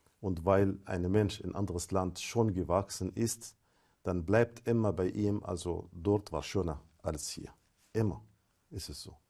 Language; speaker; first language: German; non-native, fluent; Arabic